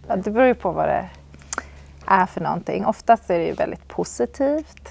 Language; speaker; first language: Swedish; native; Swedish